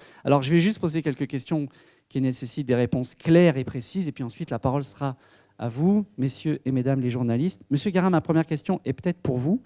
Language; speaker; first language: French; native; French